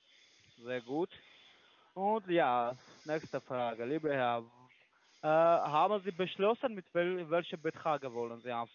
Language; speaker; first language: German; non-native, learner; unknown